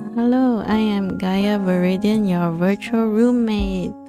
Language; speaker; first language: English; native; English